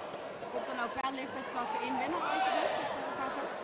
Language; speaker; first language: Dutch; native; Dutch